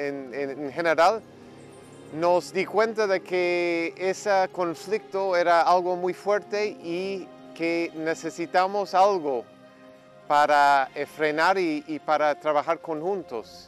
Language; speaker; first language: Spanish; non-native, fluent; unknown